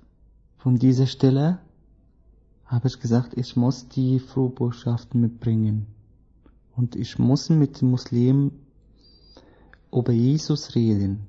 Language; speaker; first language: German; non-native, learner; Arabic